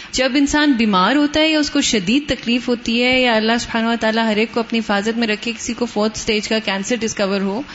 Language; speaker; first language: Urdu; non-native, local second language; Punjabi